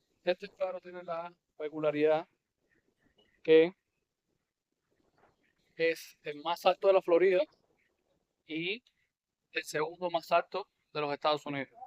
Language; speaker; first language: Spanish; native; Spanish